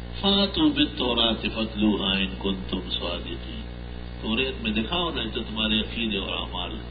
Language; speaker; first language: Urdu; non-native, local second language; Pashto